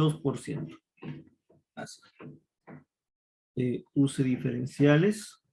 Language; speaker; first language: Spanish; native; Spanish